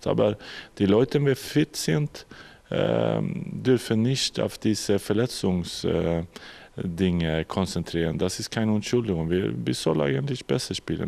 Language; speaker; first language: German; non-native, learner; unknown